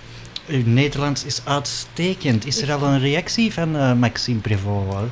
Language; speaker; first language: Dutch; native; Dutch